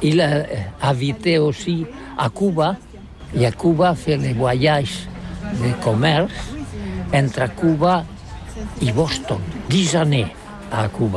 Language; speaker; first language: French; non-native, learner; Catalan